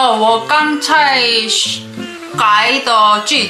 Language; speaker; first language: Chinese; non-native, learner; Korean